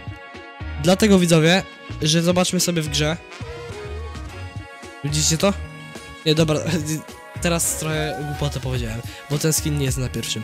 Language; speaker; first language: Polish; native; Polish